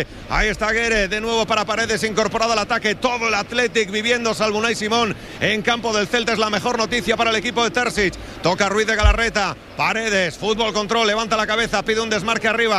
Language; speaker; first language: Spanish; native; Spanish